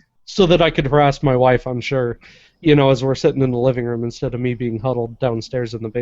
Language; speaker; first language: English; native; English